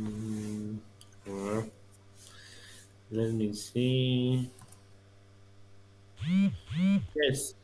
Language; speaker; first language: English; non-native, learner; Spanish